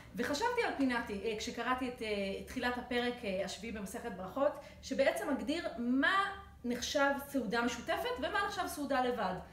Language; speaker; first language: Hebrew; native; Hebrew